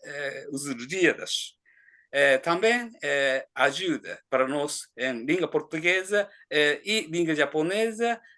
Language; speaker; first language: Portuguese; non-native, fluent; Japanese